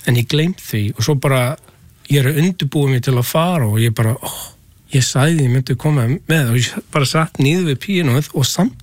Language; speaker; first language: Icelandic; non-native, learner; English